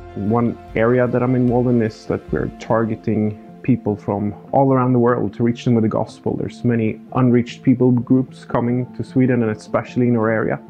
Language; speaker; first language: English; non-native, fluent; Swedish